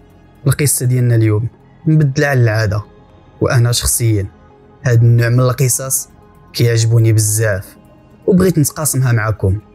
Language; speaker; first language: Arabic; native; Arabic